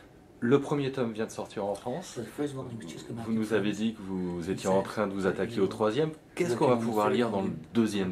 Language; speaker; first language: French; native; French